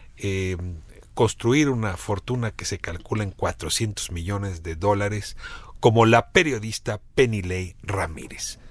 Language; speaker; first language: Spanish; native; Spanish